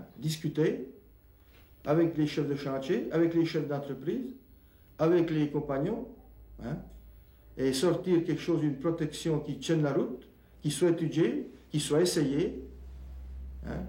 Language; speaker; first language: French; native; French